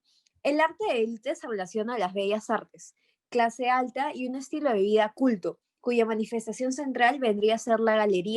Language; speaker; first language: Spanish; native; Spanish